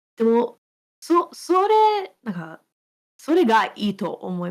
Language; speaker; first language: Japanese; non-native, fluent; English